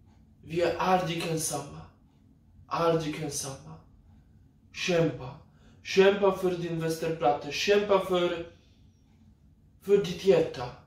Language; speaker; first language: Swedish; non-native, fluent; Polish